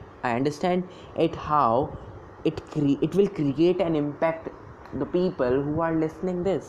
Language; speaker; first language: English; non-native, local second language; Hindi